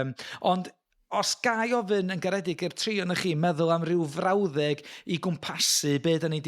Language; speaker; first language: Welsh; native; Welsh